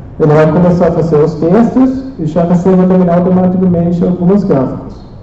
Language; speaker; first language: Portuguese; non-native, fluent; German